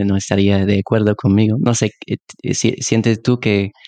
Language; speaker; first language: Spanish; non-native, fluent; English